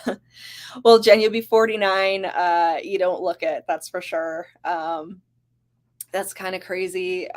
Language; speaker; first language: English; native; English